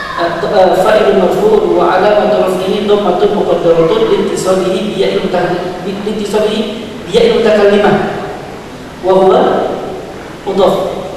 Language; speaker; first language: Arabic; non-native, fluent; Indonesian